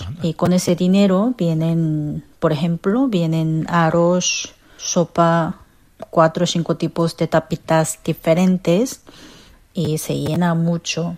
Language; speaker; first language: Spanish; non-native, fluent; Korean